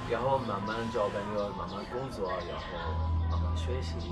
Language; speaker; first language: Chinese; non-native, fluent; Arabic